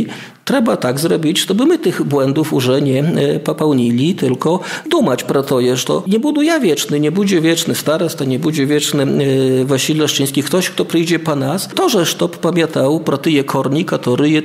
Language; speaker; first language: Belarusian; native; Belarusian